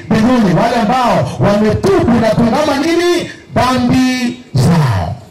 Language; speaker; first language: Swahili; non-native, local second language; Gusii